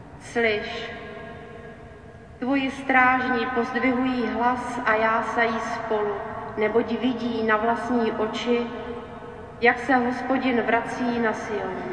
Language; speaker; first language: Czech; native; Czech